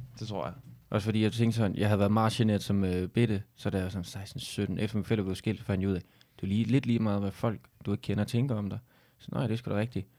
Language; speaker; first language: Danish; native; Danish